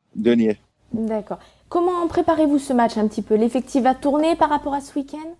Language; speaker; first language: French; native; French